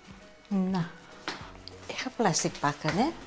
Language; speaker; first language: Dutch; non-native, learner; Indonesian